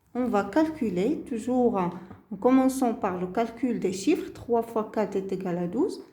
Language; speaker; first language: French; non-native, local second language; Arabic